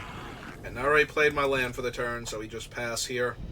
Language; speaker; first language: English; native; English